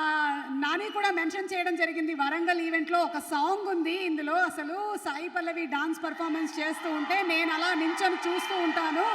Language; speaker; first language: Telugu; native; Telugu